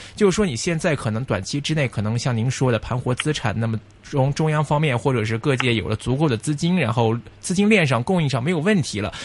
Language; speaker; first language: Chinese; non-native, local second language; Cantonese